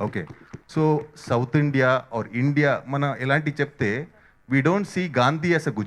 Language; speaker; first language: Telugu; non-native, learner; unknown